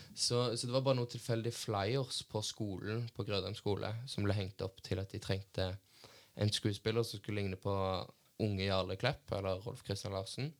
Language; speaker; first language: Norwegian; native; Norwegian